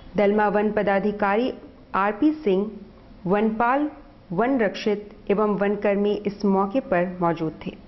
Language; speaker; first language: Hindi; native; Hindi